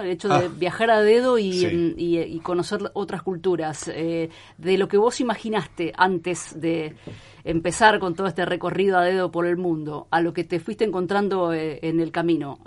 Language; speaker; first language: Spanish; native; Spanish